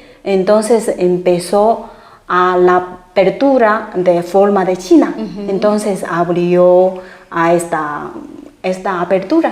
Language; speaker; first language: Spanish; non-native, fluent; Chinese